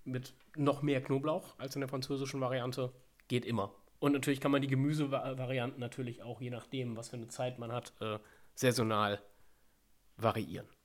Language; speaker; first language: German; native; German